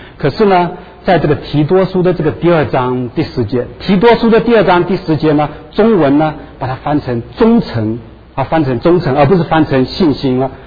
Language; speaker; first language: Chinese; native; Chinese